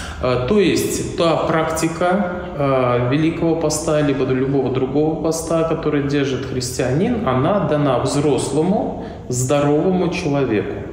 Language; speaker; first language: Russian; native; Russian